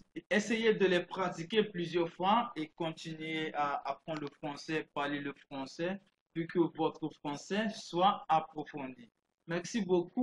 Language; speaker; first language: French; non-native, fluent; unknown